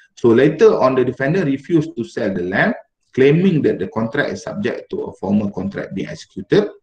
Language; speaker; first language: English; non-native, local second language; Malay